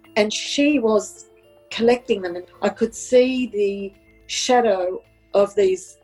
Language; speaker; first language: English; non-native, local second language; Italian